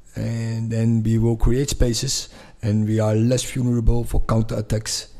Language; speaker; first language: English; non-native, fluent; Dutch